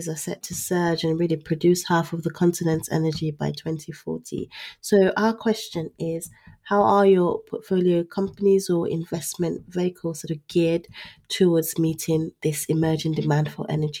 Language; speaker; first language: English; non-native, local second language; Yoruba